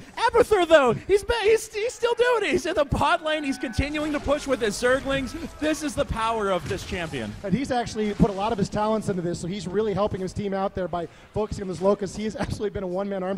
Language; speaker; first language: English; native; English